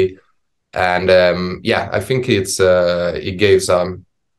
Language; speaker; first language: English; non-native, fluent; Italian